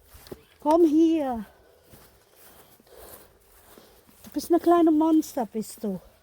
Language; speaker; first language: German; non-native, fluent; Filipino